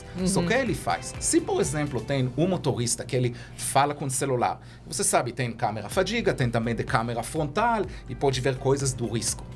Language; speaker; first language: Portuguese; non-native, learner; Hebrew